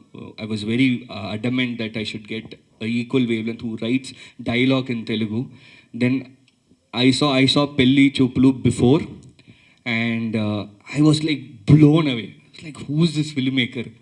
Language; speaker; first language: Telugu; early bilingual, heritage; Telugu